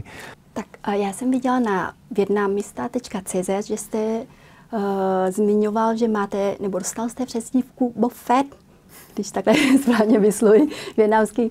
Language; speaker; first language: Czech; non-native, fluent; Vietnamese